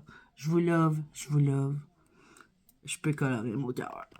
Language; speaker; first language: French; native; French